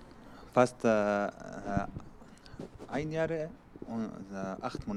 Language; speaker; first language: German; non-native, learner; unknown